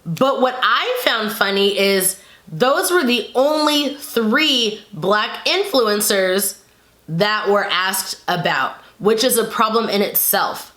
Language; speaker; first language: English; native; English